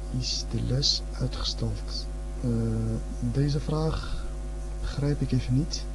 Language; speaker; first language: Dutch; early bilingual, other home language; Arabic